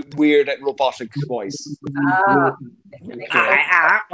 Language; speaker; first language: English; native; English